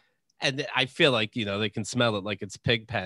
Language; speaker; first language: English; native; English